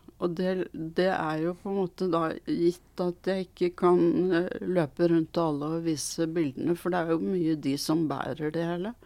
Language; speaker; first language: Norwegian; early bilingual, other home language; Swedish